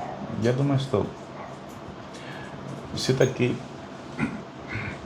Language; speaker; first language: Russian; non-native, fluent; Spanish